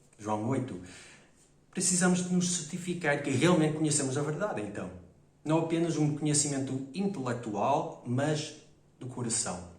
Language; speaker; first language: Portuguese; non-native, fluent; English